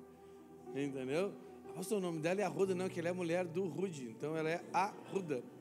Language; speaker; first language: Portuguese; native; Portuguese